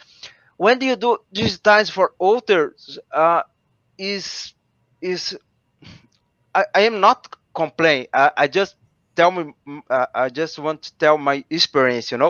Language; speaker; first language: English; non-native, learner; Portuguese